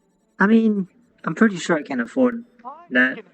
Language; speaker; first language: English; native; English